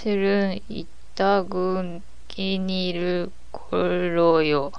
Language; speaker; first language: Korean; non-native, learner; Japanese